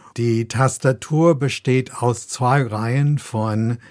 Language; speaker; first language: German; non-native, fluent; English